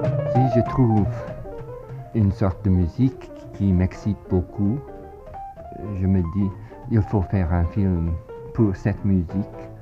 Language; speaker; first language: French; non-native, fluent; English